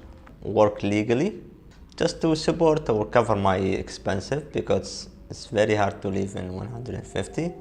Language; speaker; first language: English; non-native, learner; Arabic